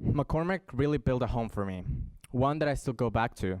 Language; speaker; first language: English; early bilingual, other home language; Spanish